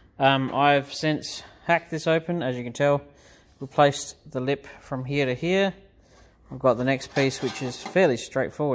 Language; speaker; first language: English; native; English